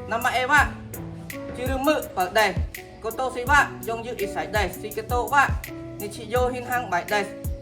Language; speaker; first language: Japanese; non-native, learner; Khmer